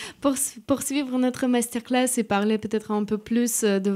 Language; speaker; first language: French; native; French